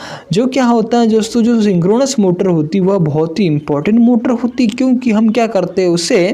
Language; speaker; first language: Hindi; native; Hindi